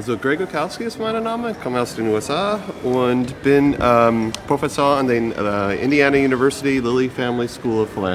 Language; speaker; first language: German; non-native, fluent; English